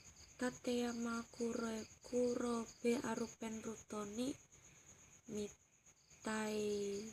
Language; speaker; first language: Japanese; non-native, learner; Indonesian